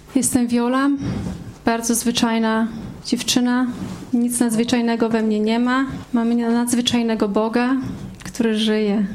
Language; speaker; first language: Polish; native; Polish